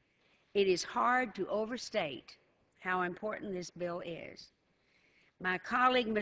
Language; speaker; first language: English; native; English